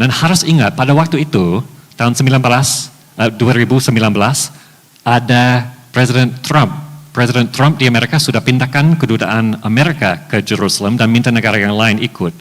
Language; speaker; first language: Indonesian; non-native, fluent; English